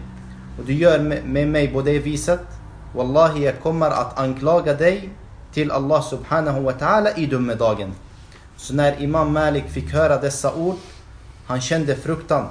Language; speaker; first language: Swedish; non-native, fluent; Arabic